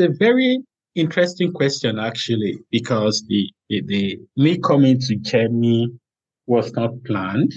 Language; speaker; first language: English; non-native, local second language; Yoruba